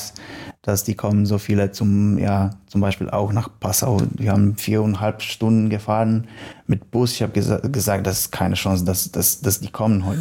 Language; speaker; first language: German; non-native, learner; Polish